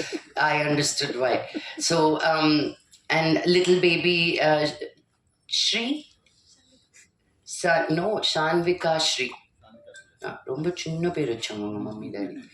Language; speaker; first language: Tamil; non-native, local second language; Telugu